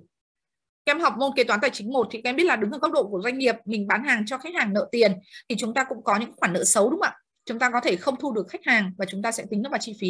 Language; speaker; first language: Vietnamese; native; Vietnamese